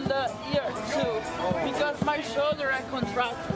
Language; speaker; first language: English; non-native, learner; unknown